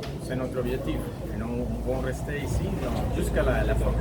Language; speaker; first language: French; non-native, learner; Spanish